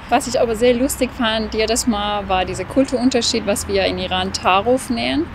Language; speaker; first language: German; non-native, fluent; Persian